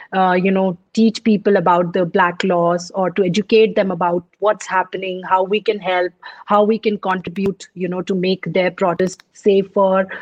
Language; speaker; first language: English; non-native, local second language; Punjabi